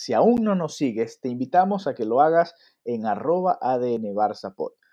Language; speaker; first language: Spanish; native; Spanish